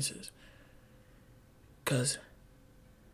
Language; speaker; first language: English; native; English